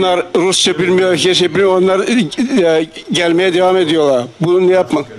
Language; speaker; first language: Turkish; non-native, fluent; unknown